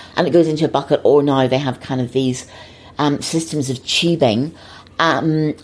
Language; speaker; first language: English; native; English